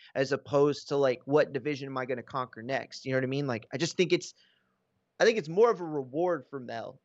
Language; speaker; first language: English; native; English